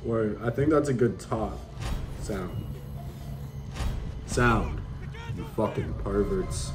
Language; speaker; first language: English; native; English